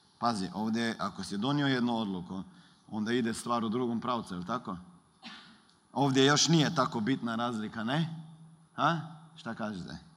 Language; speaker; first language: Croatian; early bilingual, heritage; Croatian